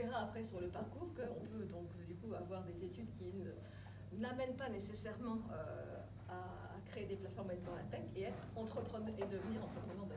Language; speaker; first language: French; native; French